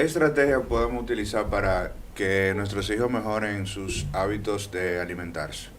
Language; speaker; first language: Spanish; native; Spanish